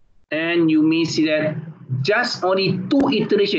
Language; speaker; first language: English; non-native, local second language; Malay